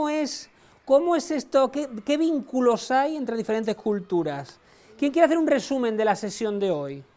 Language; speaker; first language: Spanish; native; Spanish